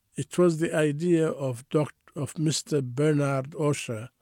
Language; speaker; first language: English; non-native, fluent; Tigrinya